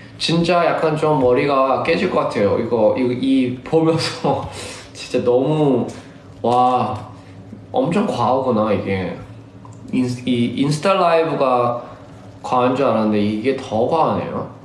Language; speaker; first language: Korean; early bilingual, heritage; Korean